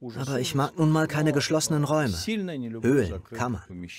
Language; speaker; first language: German; non-native, fluent; Russian